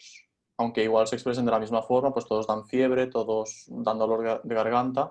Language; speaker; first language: Spanish; native; Spanish